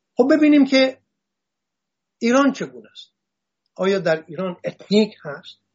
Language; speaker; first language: Persian; non-native, local second language; Assyrian Neo-Aramaic